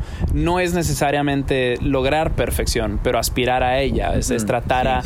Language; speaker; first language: Spanish; early bilingual, heritage; Spanish